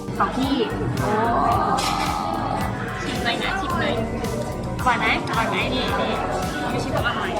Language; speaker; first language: Thai; native; Thai